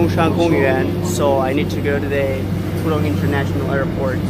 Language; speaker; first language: English; non-native, learner; Tajik